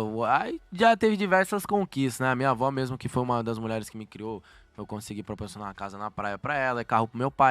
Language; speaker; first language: Portuguese; native; Portuguese